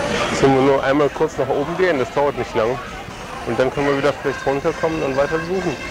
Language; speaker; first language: German; native; German